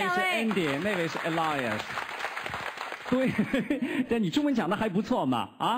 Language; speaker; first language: Chinese; native; Chinese